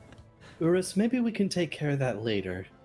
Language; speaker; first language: English; native; English